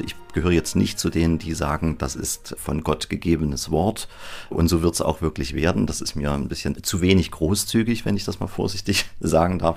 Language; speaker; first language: German; native; German